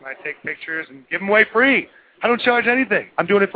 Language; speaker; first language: English; native; English